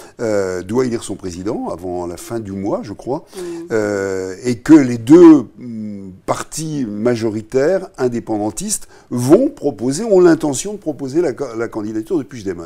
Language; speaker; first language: French; native; French